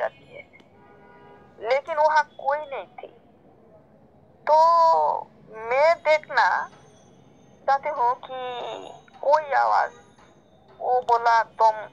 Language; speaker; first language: Hindi; non-native, learner; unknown